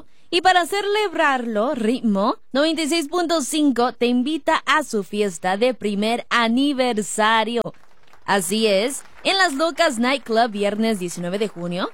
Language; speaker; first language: Spanish; native; Spanish